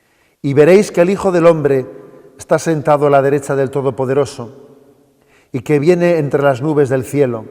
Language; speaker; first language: Spanish; native; Spanish